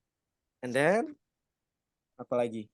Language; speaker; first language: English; non-native, fluent; Indonesian